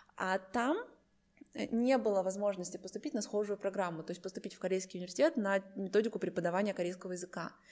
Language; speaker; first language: Russian; native; Russian